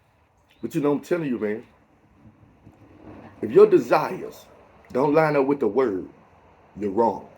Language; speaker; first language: English; native; English